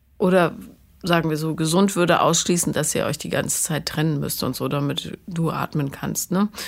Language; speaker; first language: German; native; German